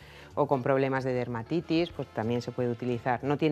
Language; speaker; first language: Spanish; native; Spanish